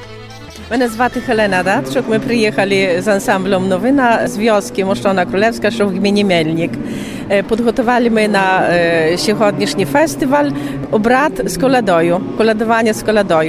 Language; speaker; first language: Ukrainian; early bilingual, heritage; Ukrainian